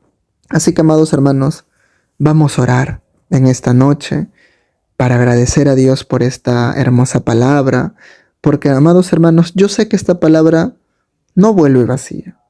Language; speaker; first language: Spanish; native; Spanish